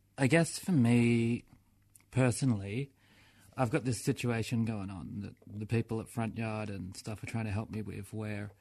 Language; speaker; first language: English; native; English